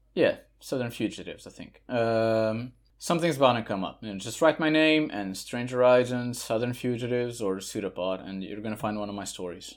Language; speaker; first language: English; non-native, fluent; Portuguese